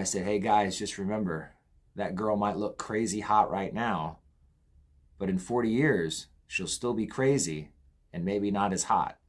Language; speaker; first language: English; native; English